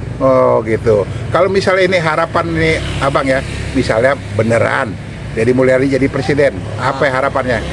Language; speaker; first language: Indonesian; native; Indonesian